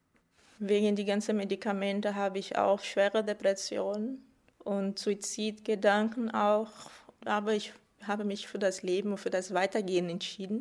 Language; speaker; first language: German; non-native, fluent; Portuguese